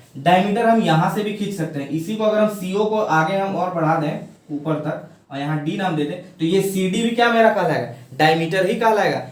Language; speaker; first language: Hindi; native; Hindi